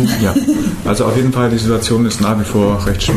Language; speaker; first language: German; native; German